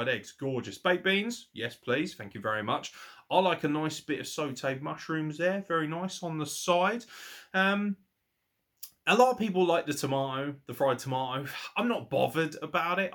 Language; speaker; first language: English; native; English